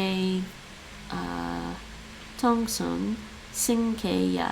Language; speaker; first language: Chinese; non-native, learner; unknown